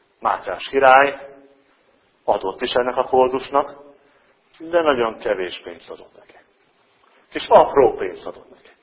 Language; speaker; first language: Hungarian; native; Hungarian